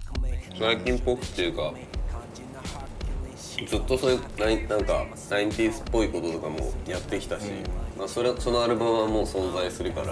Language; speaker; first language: Japanese; native; Japanese